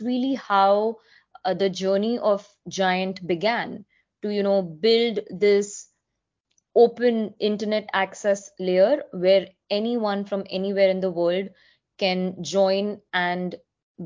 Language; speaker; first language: English; non-native, local second language; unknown